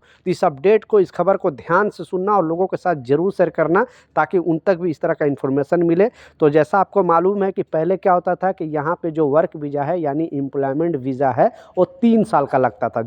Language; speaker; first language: Hindi; native; Hindi